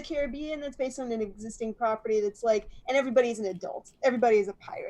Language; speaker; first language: English; native; English